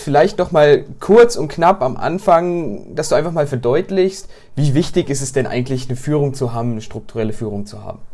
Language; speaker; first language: German; native; German